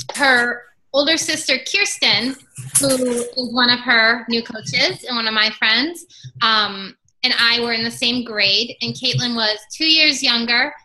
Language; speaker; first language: English; native; English